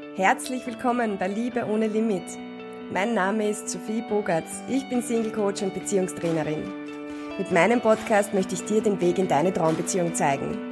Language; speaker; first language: German; native; German